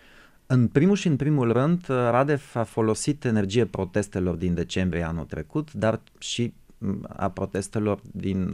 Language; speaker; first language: Romanian; non-native, fluent; Bulgarian